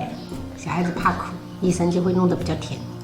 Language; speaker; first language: Chinese; native; Chinese